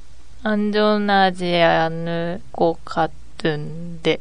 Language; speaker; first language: Korean; non-native, learner; Japanese